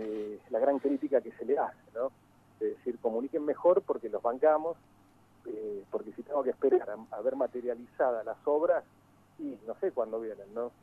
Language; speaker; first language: Spanish; native; Spanish